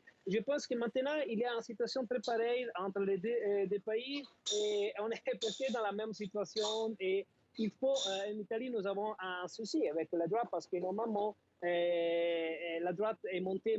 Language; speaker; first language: French; non-native, fluent; Italian